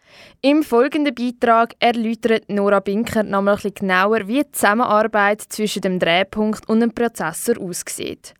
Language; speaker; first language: German; native; German